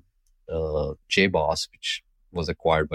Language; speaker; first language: English; non-native, local second language; Hindi